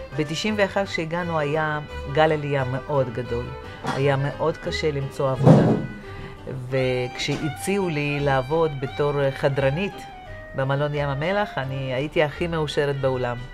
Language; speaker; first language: Hebrew; non-native, fluent; Russian